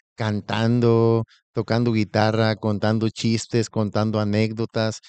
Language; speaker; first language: Spanish; native; Spanish